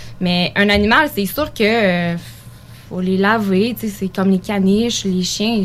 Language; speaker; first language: French; native; French